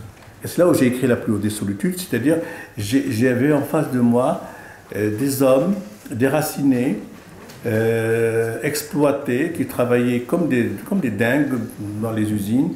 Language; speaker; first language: French; non-native, local second language; Arabic